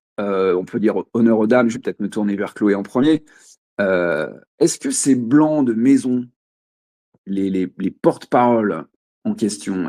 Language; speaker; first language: French; native; French